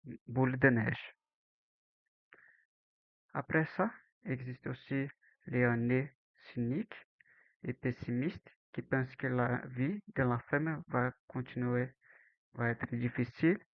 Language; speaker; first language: French; non-native, learner; Portuguese